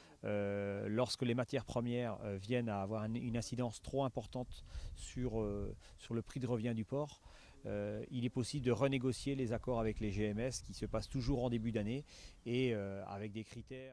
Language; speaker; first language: French; native; French